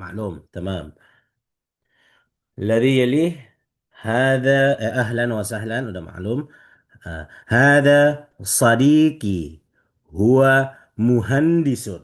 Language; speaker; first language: Arabic; non-native, fluent; Indonesian